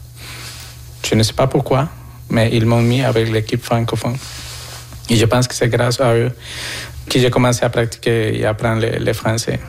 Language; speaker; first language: French; non-native, fluent; Spanish